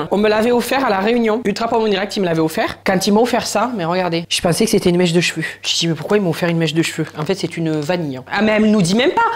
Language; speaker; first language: French; native; French